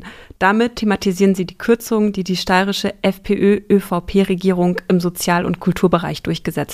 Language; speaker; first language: German; native; German